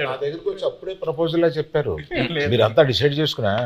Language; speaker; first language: Telugu; native; Telugu